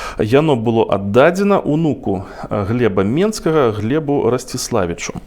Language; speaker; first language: Belarusian; non-native, local second language; Russian